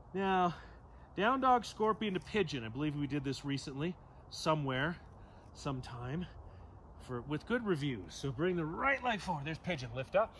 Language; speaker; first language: English; native; English